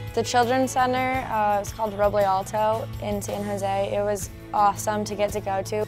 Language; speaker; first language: English; native; English